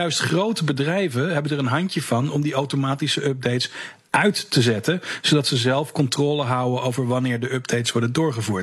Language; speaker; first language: Dutch; native; Dutch